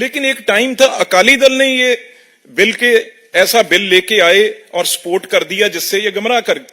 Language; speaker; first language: Hindi; non-native, local second language; Punjabi